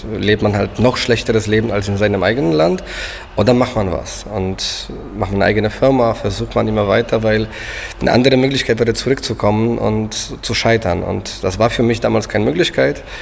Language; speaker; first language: German; non-native, fluent; Polish